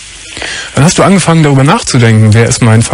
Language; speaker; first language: German; native; German